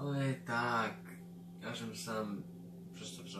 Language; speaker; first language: Polish; early bilingual, heritage; Polish